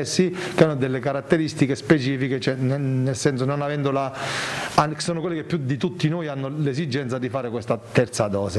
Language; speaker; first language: Italian; native; Italian